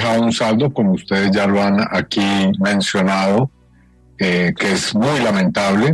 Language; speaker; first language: Spanish; native; Spanish